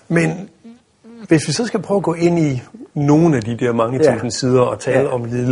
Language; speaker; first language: Danish; native; Danish